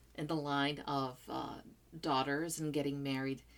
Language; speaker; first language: English; non-native, fluent; Portuguese